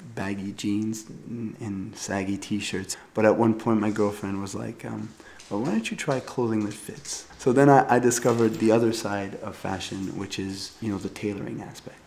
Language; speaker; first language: English; native; English